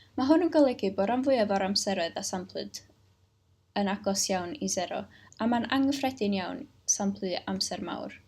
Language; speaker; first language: Welsh; native; Welsh